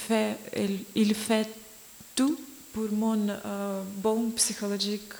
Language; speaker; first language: French; non-native, learner; Ukrainian